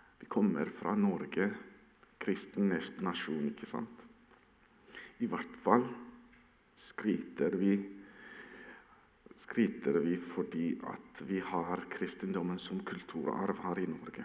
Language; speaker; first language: Norwegian; non-native, fluent; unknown